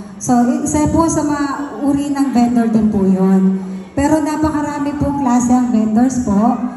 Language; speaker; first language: Filipino; non-native, local second language; Masbatenyo